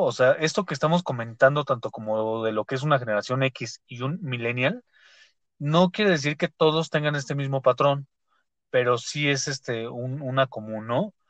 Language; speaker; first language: Spanish; native; Spanish